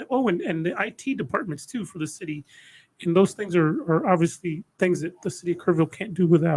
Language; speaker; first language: English; native; English